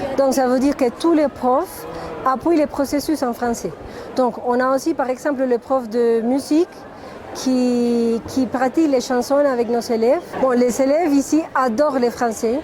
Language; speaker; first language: French; non-native, fluent; Spanish